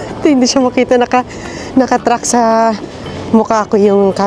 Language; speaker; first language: Filipino; native; Filipino